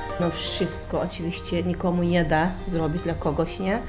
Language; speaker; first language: Polish; non-native, learner; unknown